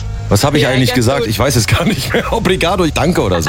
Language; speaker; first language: German; native; German